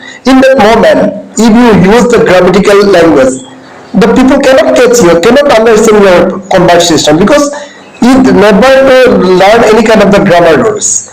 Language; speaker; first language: English; non-native, learner; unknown